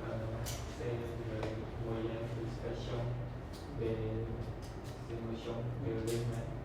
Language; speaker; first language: French; non-native, learner; Khmer